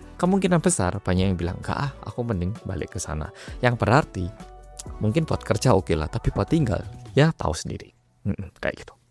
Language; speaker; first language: Indonesian; early bilingual, other home language; Korean